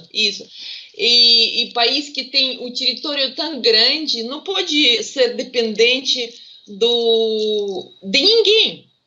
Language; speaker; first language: Portuguese; non-native, fluent; Russian